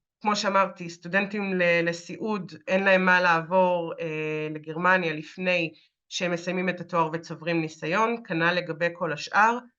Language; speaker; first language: Hebrew; native; Hebrew